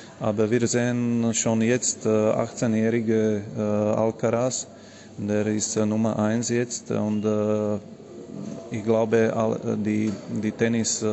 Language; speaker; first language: German; non-native, learner; Slovak